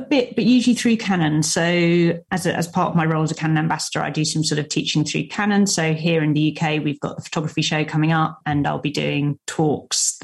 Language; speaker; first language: English; native; English